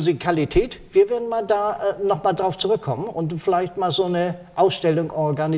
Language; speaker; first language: German; native; German